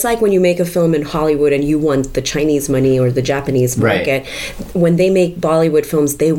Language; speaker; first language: English; non-native, local second language; Urdu